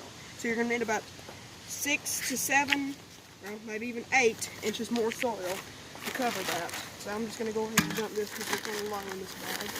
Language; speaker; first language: English; native; English